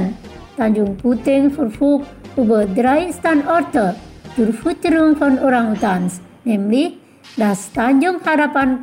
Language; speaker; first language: German; non-native, fluent; Indonesian